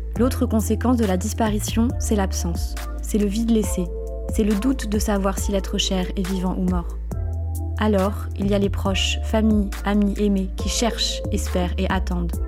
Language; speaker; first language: French; native; French